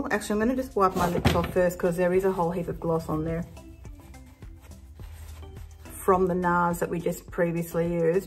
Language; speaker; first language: English; native; English